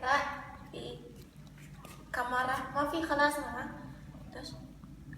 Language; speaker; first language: Arabic; non-native, learner; Thai